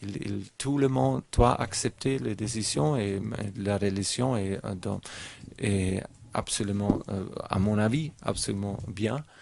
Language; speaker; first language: French; non-native, learner; German